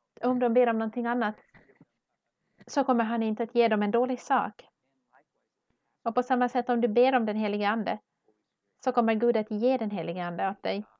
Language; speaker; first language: Swedish; non-native, learner; English